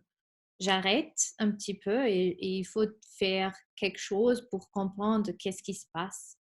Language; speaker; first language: French; non-native, fluent; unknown